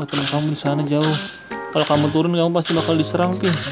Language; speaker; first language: Indonesian; native; Indonesian